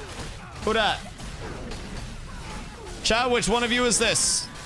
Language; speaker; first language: English; native; English